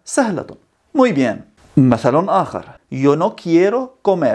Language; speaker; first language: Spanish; non-native, fluent; Arabic